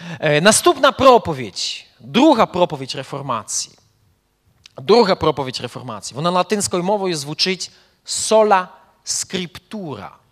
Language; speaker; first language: Ukrainian; early bilingual, heritage; Ukrainian